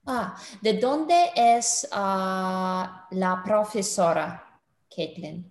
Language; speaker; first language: Spanish; non-native, learner; English